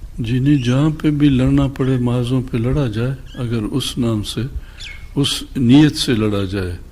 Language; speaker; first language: Urdu; non-native, local second language; Baluchi